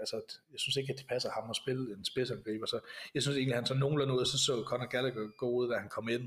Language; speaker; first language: Danish; native; Danish